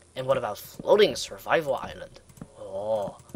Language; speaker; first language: English; non-native, fluent; Dutch